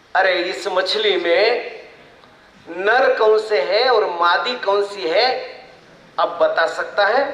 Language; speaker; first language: Hindi; non-native, local second language; Marathi